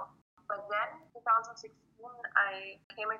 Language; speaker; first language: English; non-native, fluent; Ukrainian